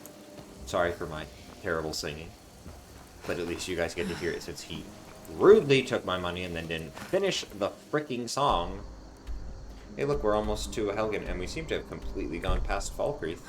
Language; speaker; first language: English; native; English